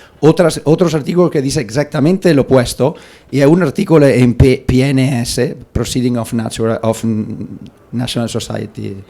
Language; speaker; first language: Spanish; non-native, learner; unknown